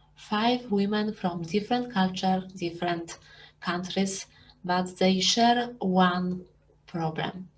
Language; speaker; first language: English; non-native, fluent; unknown